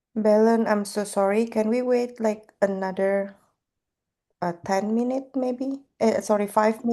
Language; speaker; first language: English; non-native, fluent; Indonesian